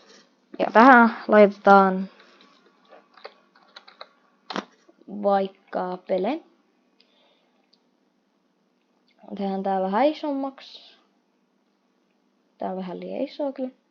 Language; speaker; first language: Finnish; non-native, fluent; Russian